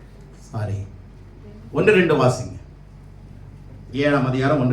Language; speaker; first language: Tamil; native; Tamil